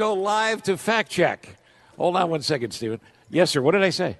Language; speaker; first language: English; native; English